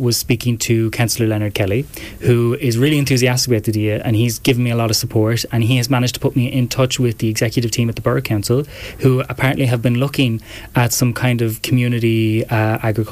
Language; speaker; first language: English; native; English